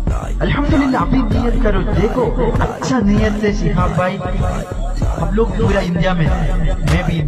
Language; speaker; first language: Hindi; non-native, local second language; Malayalam